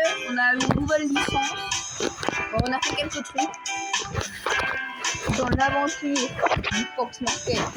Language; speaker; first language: French; native; French